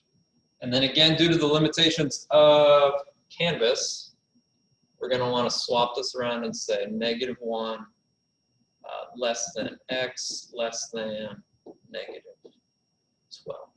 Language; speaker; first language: English; native; English